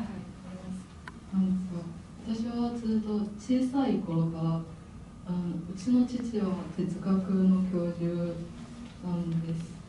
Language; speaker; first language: Japanese; non-native, fluent; Chinese